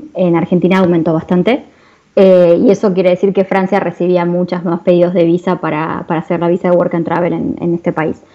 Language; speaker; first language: Spanish; native; Spanish